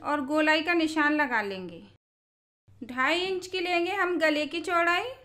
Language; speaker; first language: Hindi; native; Hindi